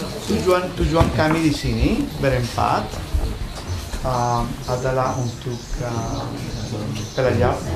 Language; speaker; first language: Indonesian; non-native, fluent; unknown